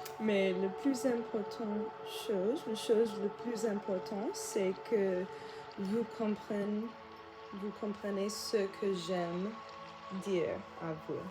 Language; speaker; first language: French; non-native, learner; English